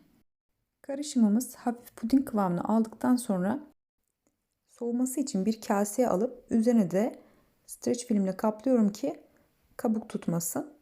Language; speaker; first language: Turkish; native; Turkish